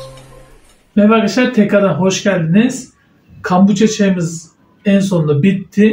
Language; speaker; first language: Turkish; native; Turkish